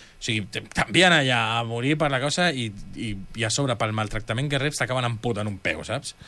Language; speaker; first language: Catalan; native; Catalan